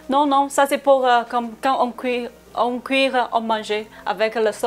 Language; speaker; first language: French; non-native, learner; Chinese